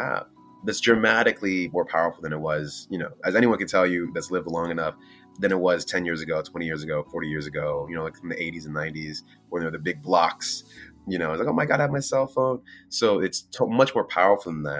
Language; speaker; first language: English; native; English